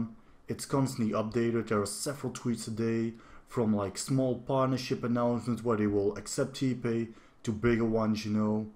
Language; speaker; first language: English; non-native, fluent; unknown